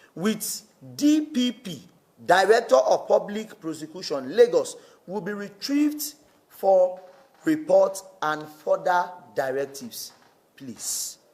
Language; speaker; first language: English; non-native, local second language; Yoruba